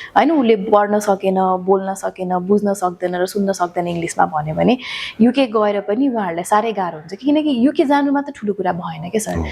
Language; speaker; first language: Nepali; native; Nepali